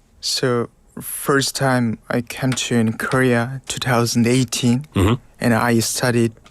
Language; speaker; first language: English; non-native, learner; Mongolian